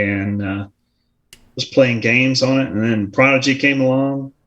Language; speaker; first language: English; native; English